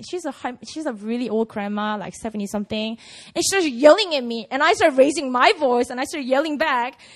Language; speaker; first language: English; non-native, fluent; Korean